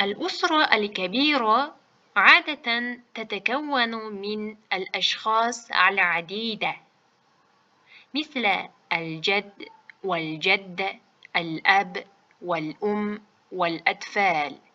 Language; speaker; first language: Arabic; non-native, fluent; Uzbek